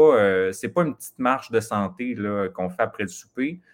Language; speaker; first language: French; native; French